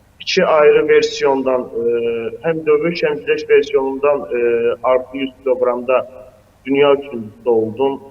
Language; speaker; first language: Turkish; non-native, fluent; Azerbaijani